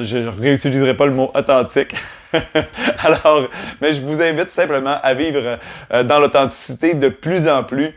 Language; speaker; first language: French; native; French